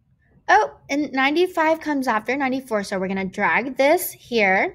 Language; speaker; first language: English; native; English